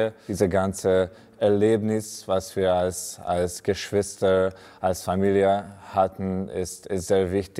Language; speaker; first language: German; non-native, fluent; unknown